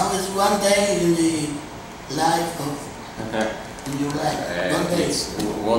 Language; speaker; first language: English; non-native, learner; Spanish